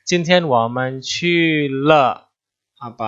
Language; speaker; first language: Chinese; non-native, fluent; Indonesian